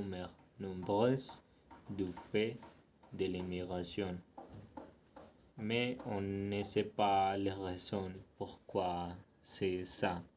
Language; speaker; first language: French; non-native, learner; Spanish